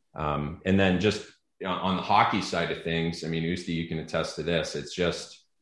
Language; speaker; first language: English; native; English